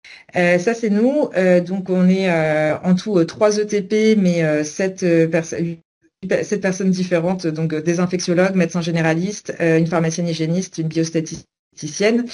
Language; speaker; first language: French; native; French